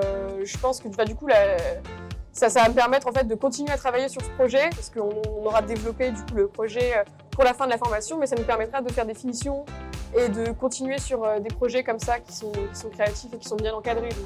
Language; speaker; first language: French; native; French